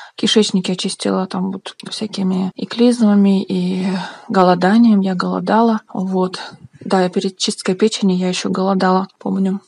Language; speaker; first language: Russian; native; Russian